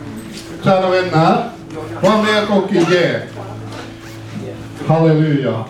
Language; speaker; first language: Swedish; non-native, fluent; Finnish